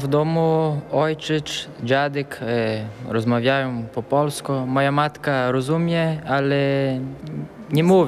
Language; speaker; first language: Polish; early bilingual, heritage; Portuguese